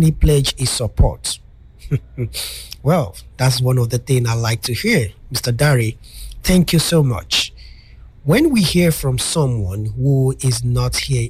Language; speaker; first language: English; non-native, local second language; Yoruba